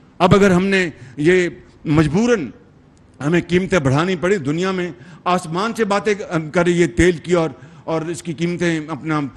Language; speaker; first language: Urdu; non-native, local second language; Punjabi